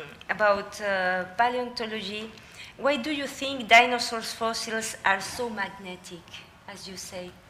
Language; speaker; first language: English; non-native, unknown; Spanish